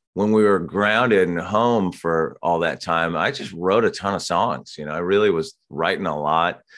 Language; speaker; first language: English; native; English